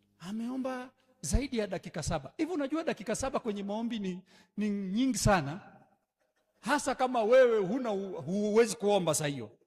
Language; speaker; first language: Swahili; native; Swahili